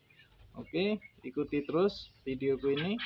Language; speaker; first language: Indonesian; native; Indonesian